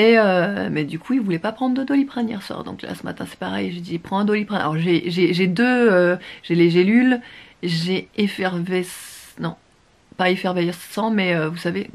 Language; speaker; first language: French; native; French